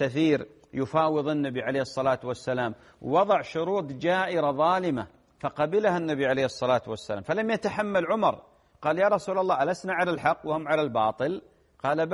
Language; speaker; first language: Arabic; native; Arabic